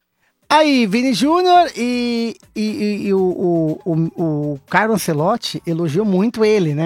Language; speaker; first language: Portuguese; native; Portuguese